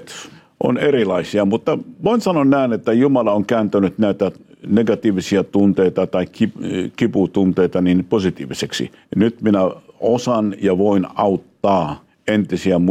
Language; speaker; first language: Finnish; non-native, fluent; Hebrew